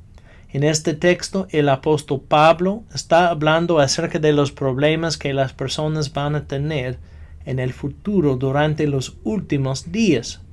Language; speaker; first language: Spanish; non-native, fluent; English